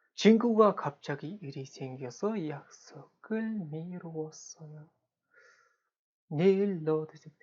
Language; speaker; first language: Korean; non-native, fluent; Kazakh